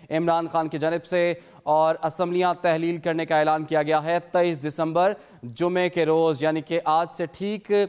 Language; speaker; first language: Urdu; native; Urdu